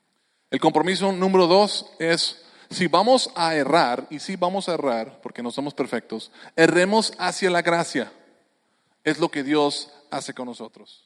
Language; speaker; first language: Spanish; native; Spanish